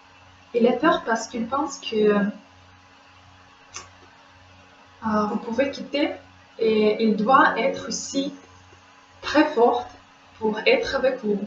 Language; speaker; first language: French; non-native, fluent; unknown